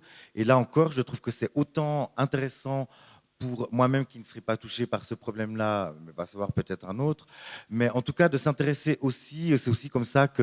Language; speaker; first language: French; native; French